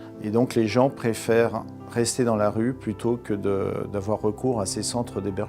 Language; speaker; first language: French; native; French